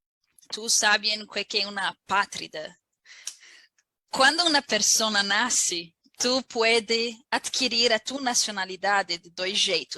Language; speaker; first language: Portuguese; non-native, learner; Arabic